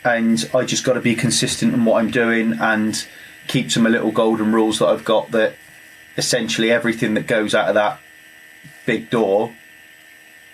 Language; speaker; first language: English; native; English